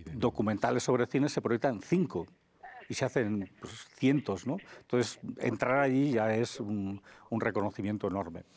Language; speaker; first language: Spanish; native; Spanish